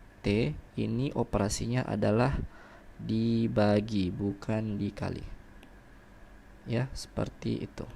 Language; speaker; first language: Indonesian; native; Indonesian